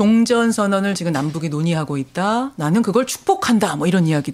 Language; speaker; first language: Korean; native; Korean